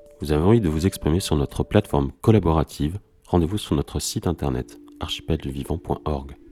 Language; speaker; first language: French; native; French